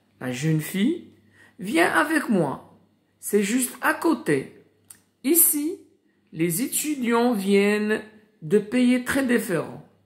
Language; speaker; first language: French; non-native, local second language; Arabic